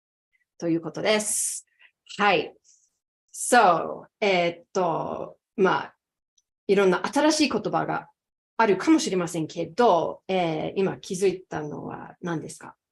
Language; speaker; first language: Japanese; non-native, fluent; English